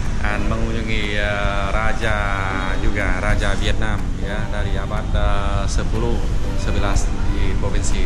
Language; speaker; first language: Indonesian; non-native, learner; Vietnamese